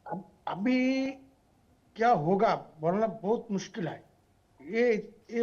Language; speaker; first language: Hindi; non-native, local second language; Bangla